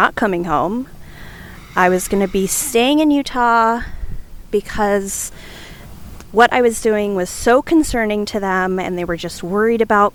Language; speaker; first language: English; native; English